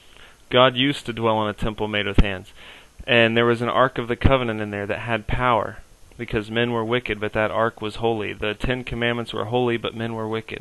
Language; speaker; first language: English; native; English